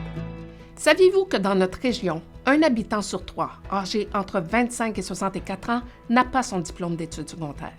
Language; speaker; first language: French; native; French